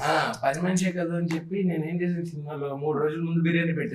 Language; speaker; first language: Telugu; native; Telugu